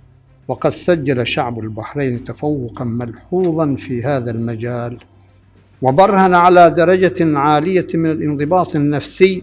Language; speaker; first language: Arabic; native; Arabic